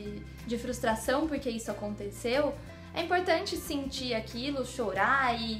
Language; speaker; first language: Portuguese; native; Portuguese